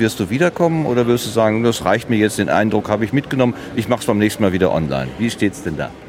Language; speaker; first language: German; native; German